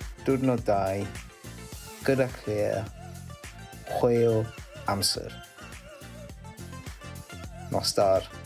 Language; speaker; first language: Welsh; non-native, learner; English